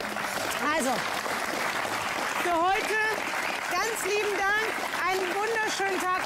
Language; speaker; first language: German; native; German